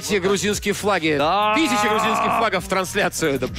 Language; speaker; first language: Russian; native; Russian